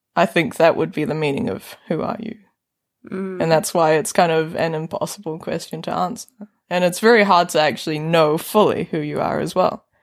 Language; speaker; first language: English; native; English